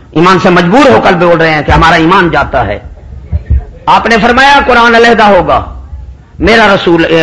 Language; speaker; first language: Urdu; non-native, local second language; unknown